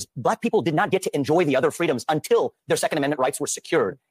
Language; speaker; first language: English; early bilingual, other home language; Hindi